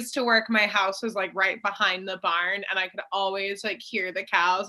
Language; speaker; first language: English; native; English